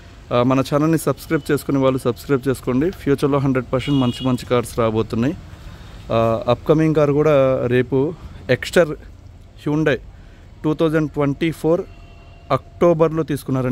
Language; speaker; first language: Telugu; native; Telugu